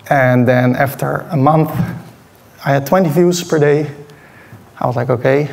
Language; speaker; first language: English; non-native, fluent; Dutch